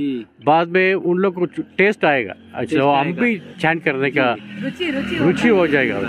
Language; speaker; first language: Hindi; non-native, local second language; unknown